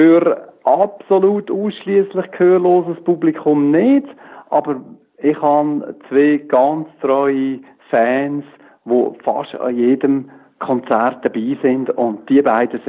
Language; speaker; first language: German; native; German